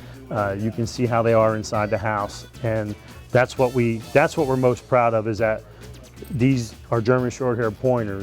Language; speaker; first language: English; native; English